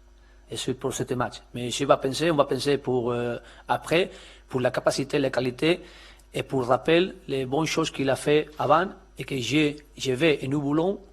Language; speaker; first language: French; non-native, learner; Spanish